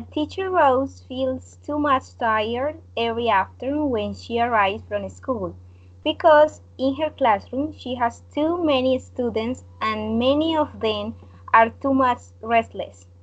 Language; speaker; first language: English; non-native, learner; Spanish